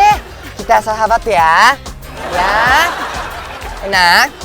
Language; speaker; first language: Indonesian; non-native, learner; Japanese